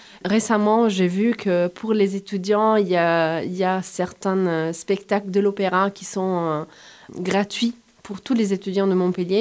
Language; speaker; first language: French; non-native, fluent; Italian